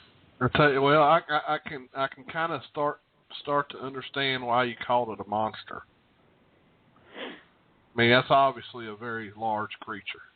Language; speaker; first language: English; native; English